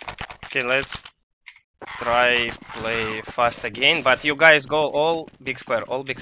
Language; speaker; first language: English; non-native, local second language; Russian